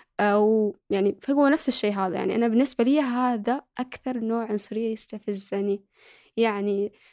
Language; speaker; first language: Arabic; early bilingual, other home language; Somali